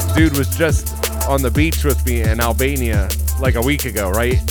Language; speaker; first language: English; native; English